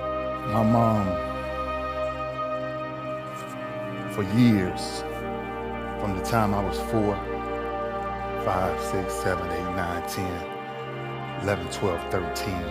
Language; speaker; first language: English; native; English